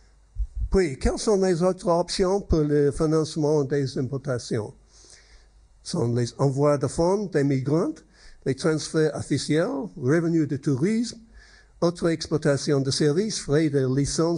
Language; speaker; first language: French; non-native, learner; English